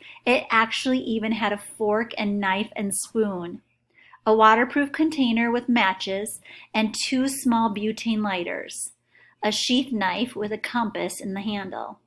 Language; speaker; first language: English; native; English